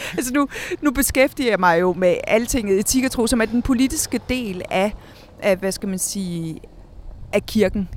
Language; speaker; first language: Danish; early bilingual, other home language; Spanish